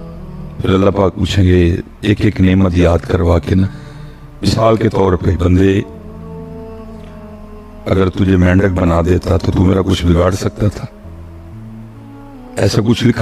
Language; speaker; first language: Hindi; non-native, local second language; Punjabi